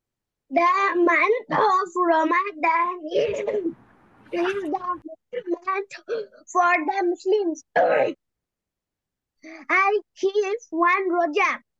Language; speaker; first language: English; non-native, learner; Bangla